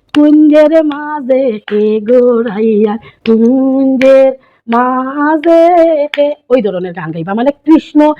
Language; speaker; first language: Bangla; native; Bangla